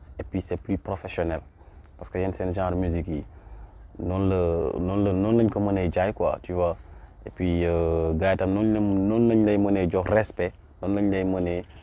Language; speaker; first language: Wolof; non-native, local second language; Mandingo